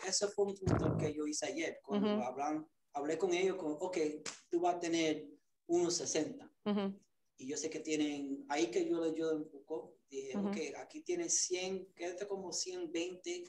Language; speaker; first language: Spanish; early bilingual, other home language; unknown